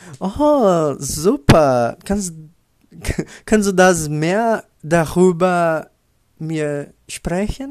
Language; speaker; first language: German; non-native, learner; Portuguese